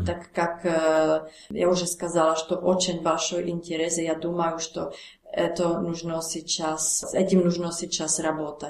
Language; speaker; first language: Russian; non-native, learner; Czech